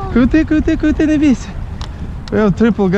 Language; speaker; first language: English; non-native, learner; Ukrainian